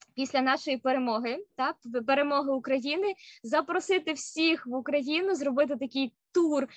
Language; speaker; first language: Ukrainian; native; Ukrainian